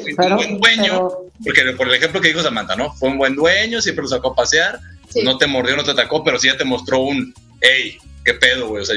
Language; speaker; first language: Spanish; native; Spanish